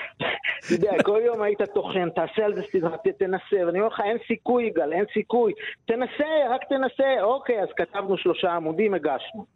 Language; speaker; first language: Hebrew; native; Hebrew